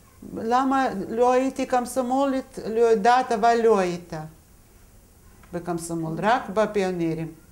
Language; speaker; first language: Hebrew; non-native, fluent; Russian